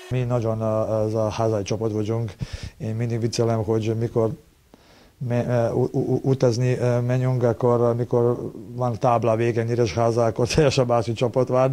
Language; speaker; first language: Hungarian; non-native, learner; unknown